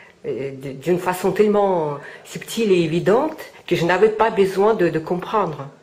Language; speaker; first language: French; non-native, fluent; Russian